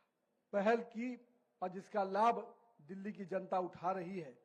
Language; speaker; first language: Hindi; native; Hindi